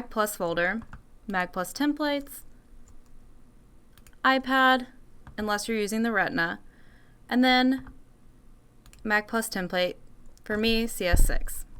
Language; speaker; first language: English; native; English